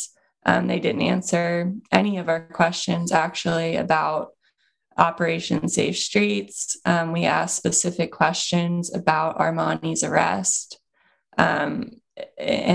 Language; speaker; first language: English; native; English